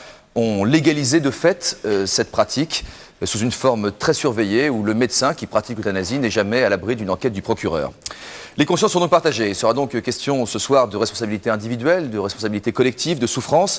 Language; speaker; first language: French; native; French